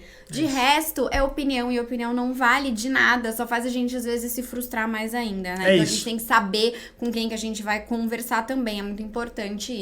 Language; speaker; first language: Portuguese; native; Portuguese